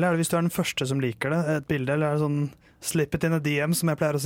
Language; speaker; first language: Norwegian; native; Norwegian